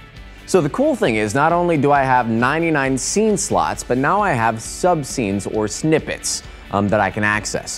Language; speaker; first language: English; native; English